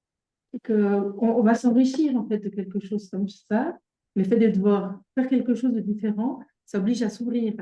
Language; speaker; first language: French; native; French